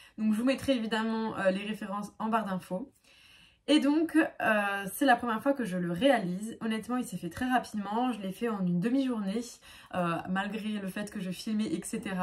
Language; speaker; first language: French; native; French